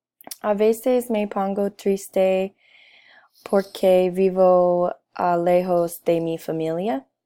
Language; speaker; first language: Spanish; non-native, learner; English